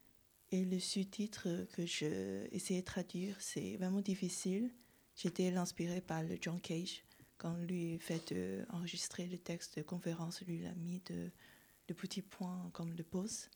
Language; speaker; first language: French; non-native, fluent; Chinese